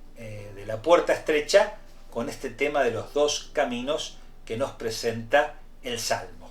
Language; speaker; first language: Spanish; native; Spanish